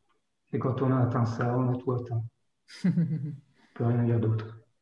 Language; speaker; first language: French; native; French